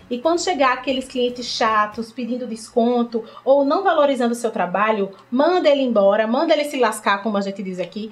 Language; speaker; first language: Portuguese; native; Portuguese